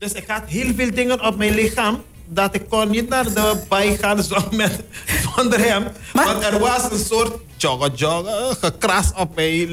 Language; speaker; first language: Dutch; non-native, local second language; Papiamento